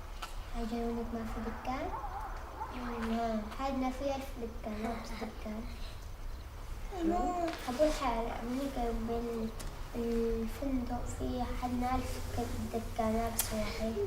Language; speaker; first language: Arabic; native; Arabic